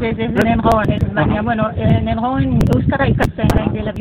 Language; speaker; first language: Basque; non-native, learner; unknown